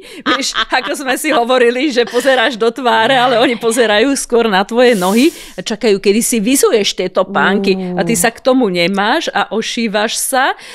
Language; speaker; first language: Slovak; native; Slovak